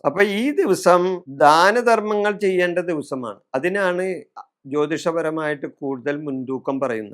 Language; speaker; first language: Malayalam; native; Malayalam